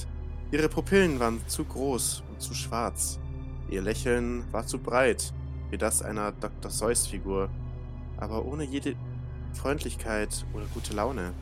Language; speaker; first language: German; native; German